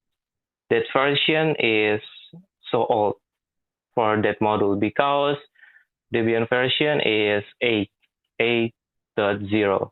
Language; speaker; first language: English; non-native, learner; Indonesian